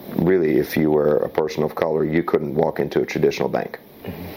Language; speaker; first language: English; early bilingual, other home language; Slovak